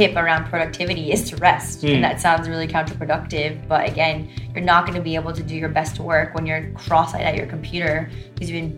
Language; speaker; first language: English; native; English